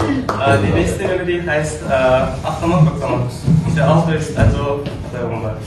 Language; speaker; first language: German; non-native, learner; Kyrgyz